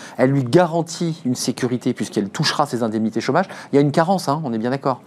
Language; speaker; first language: French; native; French